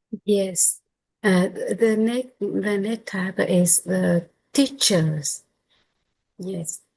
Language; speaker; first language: English; non-native, learner; Vietnamese